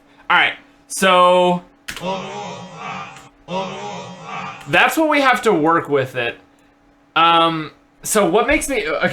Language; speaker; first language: English; native; English